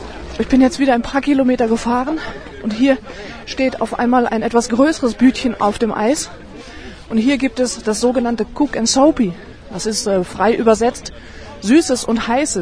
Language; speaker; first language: German; native; German